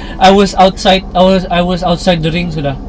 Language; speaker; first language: English; non-native, local second language; Malay